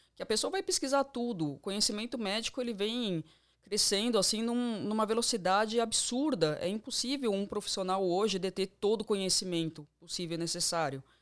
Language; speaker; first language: Portuguese; native; Portuguese